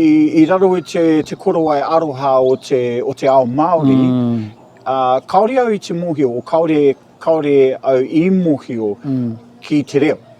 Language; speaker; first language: Māori; non-native, local second language; English